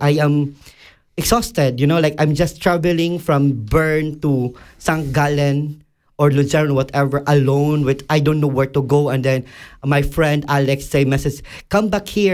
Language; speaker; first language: English; non-native, local second language; Cebuano